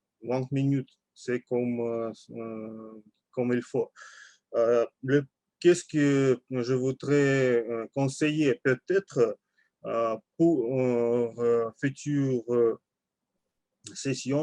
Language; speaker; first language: French; non-native, learner; Russian